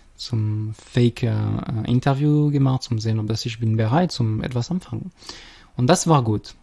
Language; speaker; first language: German; non-native, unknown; French